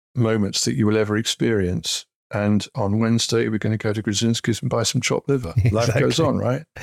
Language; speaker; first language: English; native; English